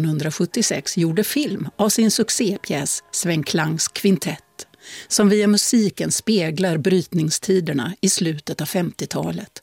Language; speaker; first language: Swedish; native; Swedish